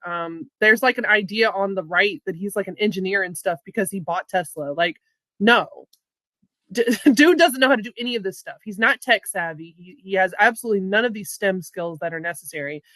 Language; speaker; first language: English; native; English